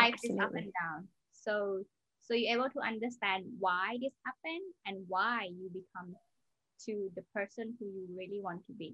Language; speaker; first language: English; non-native, learner; Thai